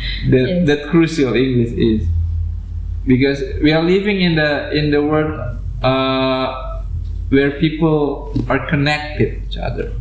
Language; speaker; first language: English; non-native, fluent; Indonesian